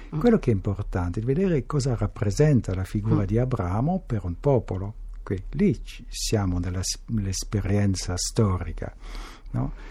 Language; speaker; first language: Italian; non-native, fluent; French